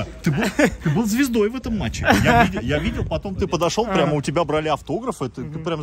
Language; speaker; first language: Russian; native; Russian